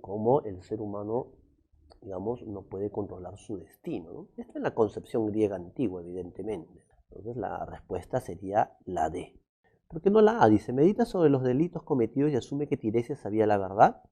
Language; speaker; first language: Spanish; native; Spanish